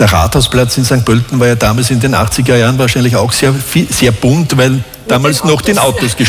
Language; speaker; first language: German; native; German